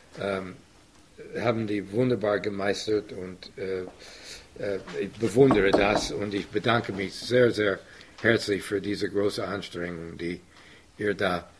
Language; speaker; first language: German; non-native, fluent; English